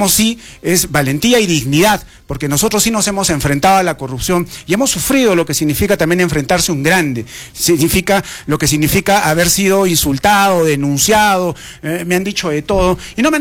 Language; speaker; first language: Spanish; native; Spanish